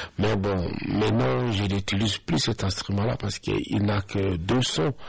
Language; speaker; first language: French; non-native, local second language; Lingala